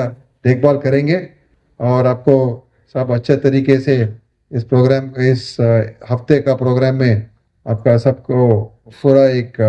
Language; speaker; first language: Hindi; non-native, local second language; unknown